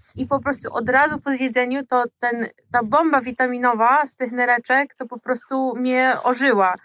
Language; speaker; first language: Polish; early bilingual, heritage; Polish